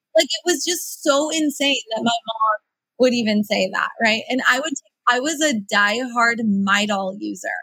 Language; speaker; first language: English; early bilingual, other home language; Persian